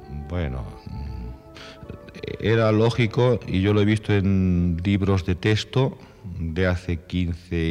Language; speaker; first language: Spanish; native; Spanish